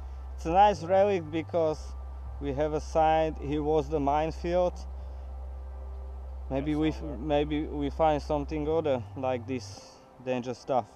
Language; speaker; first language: English; non-native, learner; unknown